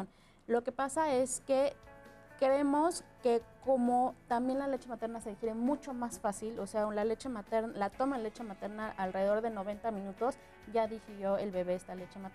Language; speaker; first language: Spanish; native; Spanish